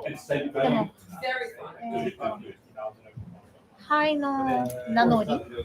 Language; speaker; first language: Japanese; non-native, fluent; Chinese